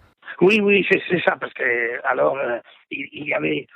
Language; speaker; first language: French; non-native, fluent; Spanish